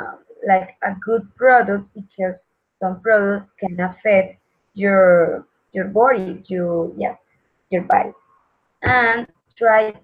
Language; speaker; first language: English; non-native, learner; Spanish